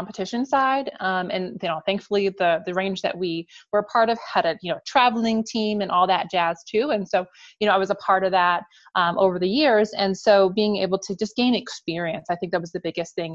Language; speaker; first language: English; native; English